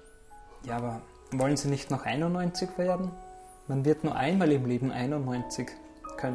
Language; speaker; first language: German; native; German